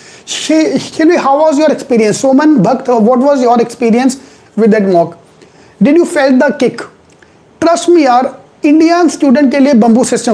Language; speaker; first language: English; non-native, local second language; Hindi